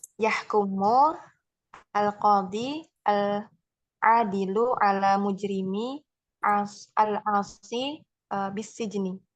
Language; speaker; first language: Arabic; non-native, learner; Indonesian